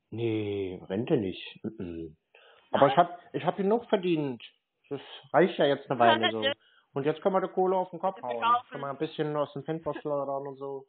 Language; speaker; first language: German; native; German